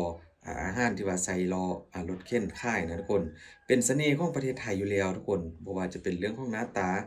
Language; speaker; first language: Thai; non-native, local second language; Northeastern Thai